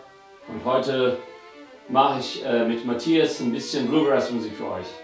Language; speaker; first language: German; non-native, learner; English